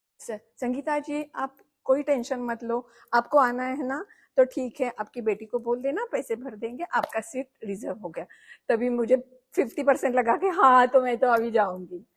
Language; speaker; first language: Hindi; non-native, local second language; Marathi